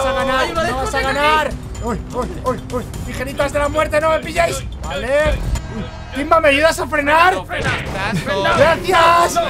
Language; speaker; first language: Spanish; native; Spanish